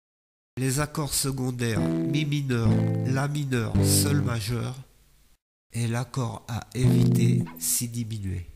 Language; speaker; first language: French; native; French